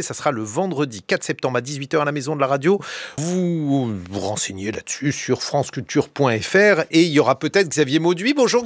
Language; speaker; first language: French; native; French